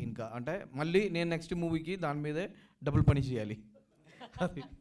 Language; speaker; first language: Telugu; non-native, learner; Malayalam